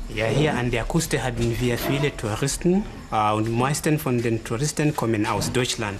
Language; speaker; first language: German; non-native, fluent; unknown